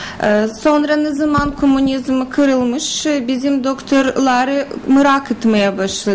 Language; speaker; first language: Turkish; non-native, learner; Russian